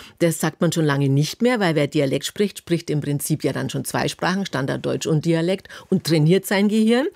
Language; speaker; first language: German; native; German